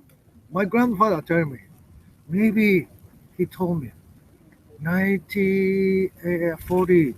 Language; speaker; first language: English; non-native, learner; Japanese